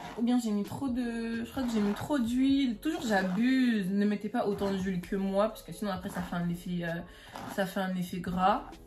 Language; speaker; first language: French; native; French